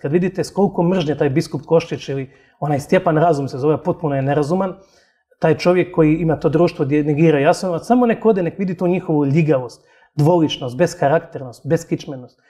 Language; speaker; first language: Serbian; native; Serbian